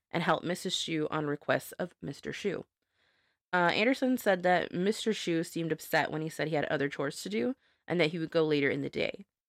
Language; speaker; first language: English; native; English